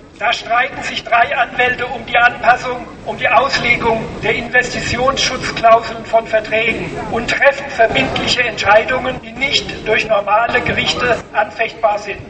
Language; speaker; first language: German; native; German